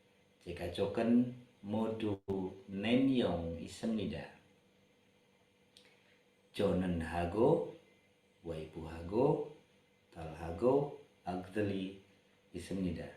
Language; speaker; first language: Korean; non-native, learner; Indonesian